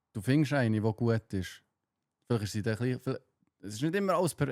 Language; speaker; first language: German; native; German